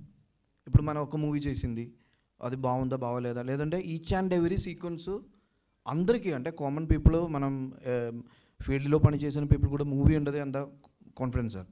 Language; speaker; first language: Telugu; non-native, local second language; Malayalam